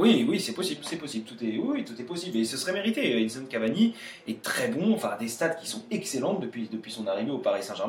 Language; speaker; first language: French; native; French